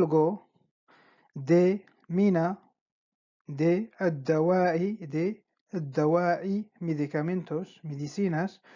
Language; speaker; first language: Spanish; non-native, fluent; Arabic